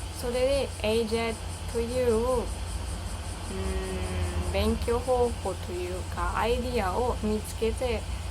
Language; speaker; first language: Japanese; non-native, learner; German